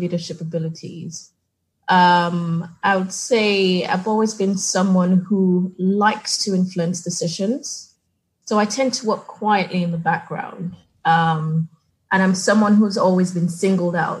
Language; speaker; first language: English; non-native, local second language; Yoruba